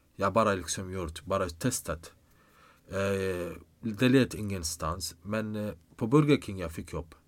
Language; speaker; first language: Swedish; non-native, fluent; Arabic